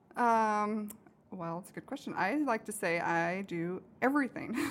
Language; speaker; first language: English; native; English